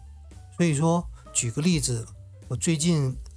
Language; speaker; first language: Chinese; native; Chinese